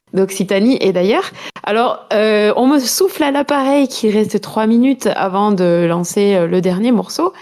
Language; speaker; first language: French; native; French